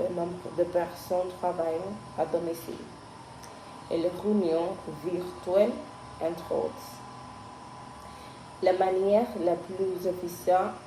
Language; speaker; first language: French; non-native, learner; Spanish